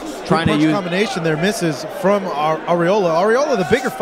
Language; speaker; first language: English; native; English